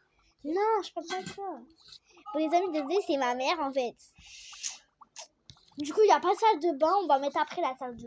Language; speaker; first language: French; native; French